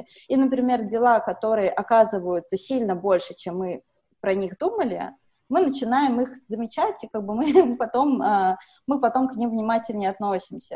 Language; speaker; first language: Russian; native; Russian